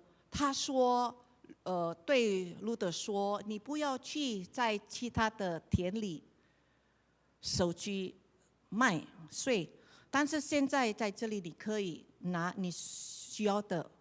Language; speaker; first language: Chinese; non-native, learner; Indonesian